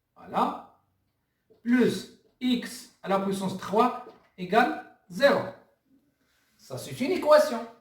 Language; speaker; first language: French; non-native, local second language; Arabic